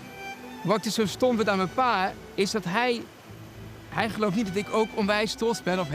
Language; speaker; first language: Dutch; native; Dutch